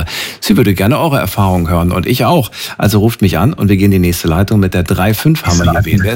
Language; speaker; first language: German; native; German